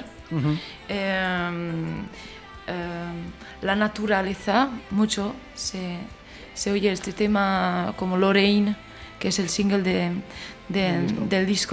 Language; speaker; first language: Spanish; non-native, fluent; French